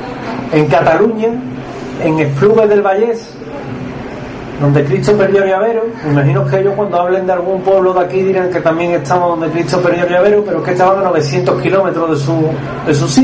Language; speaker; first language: Spanish; native; Spanish